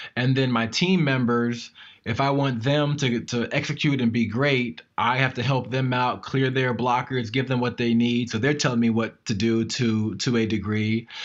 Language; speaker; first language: English; native; English